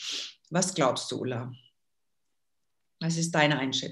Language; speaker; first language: German; native; German